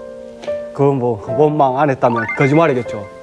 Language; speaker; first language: Korean; native; Korean